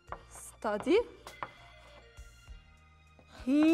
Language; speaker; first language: English; non-native, fluent; Arabic